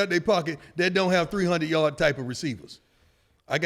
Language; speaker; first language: English; native; English